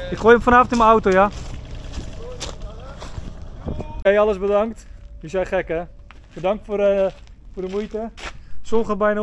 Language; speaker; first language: Dutch; native; Dutch